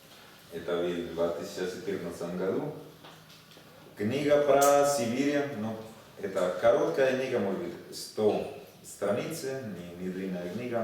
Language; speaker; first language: Russian; non-native, learner; Spanish